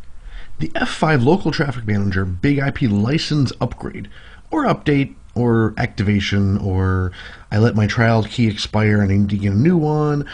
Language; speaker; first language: English; native; English